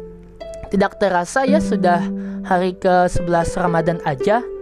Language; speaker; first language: Indonesian; native; Indonesian